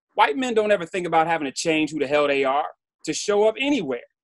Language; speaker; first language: English; native; English